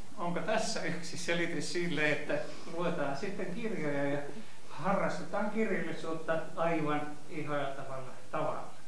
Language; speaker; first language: Finnish; native; Finnish